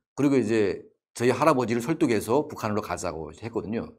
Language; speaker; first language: Korean; native; Korean